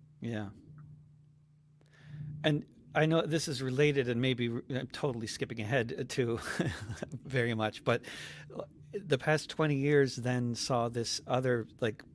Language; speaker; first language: English; native; English